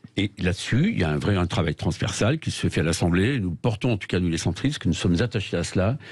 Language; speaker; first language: French; native; French